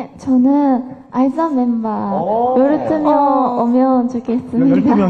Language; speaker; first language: Korean; non-native, learner; Japanese